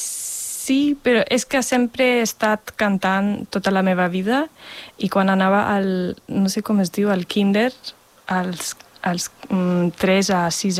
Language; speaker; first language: Catalan; non-native, fluent; German